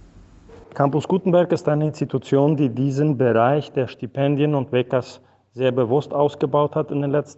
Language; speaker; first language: German; non-native, fluent; Spanish